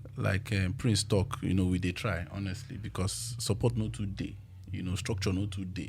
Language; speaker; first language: Nigerian Pidgin; native; Nigerian Pidgin